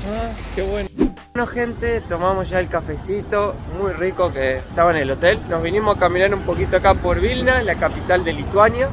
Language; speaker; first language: Spanish; native; Spanish